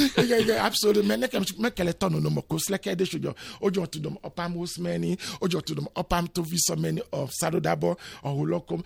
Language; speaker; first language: Hungarian; non-native, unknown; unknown